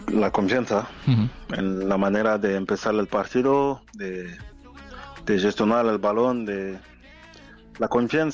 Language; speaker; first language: Spanish; non-native, fluent; French